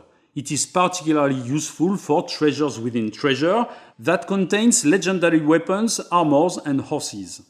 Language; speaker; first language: English; non-native, fluent; French